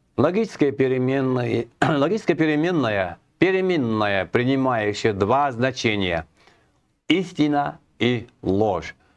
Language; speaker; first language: Russian; non-native, local second language; Kazakh